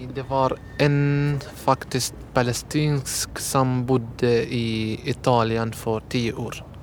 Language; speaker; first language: Swedish; non-native, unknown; Arabic